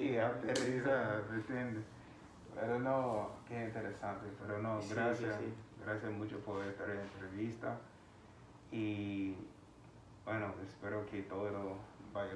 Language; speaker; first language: Spanish; non-native, fluent; English